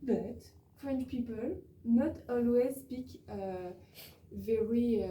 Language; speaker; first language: English; non-native, learner; French